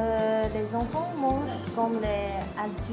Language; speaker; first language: French; non-native, learner; Chinese